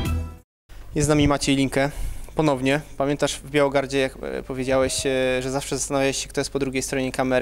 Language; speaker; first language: Polish; native; Polish